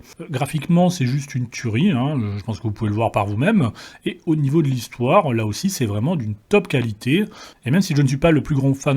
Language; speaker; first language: French; native; French